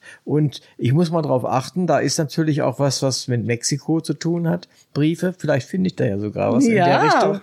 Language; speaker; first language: German; native; German